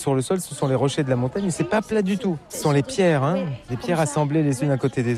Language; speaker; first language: French; native; French